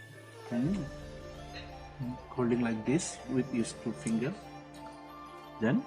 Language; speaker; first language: English; non-native, fluent; Bangla